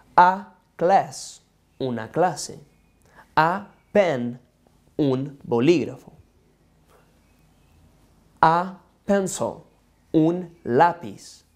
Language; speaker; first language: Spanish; non-native, fluent; Portuguese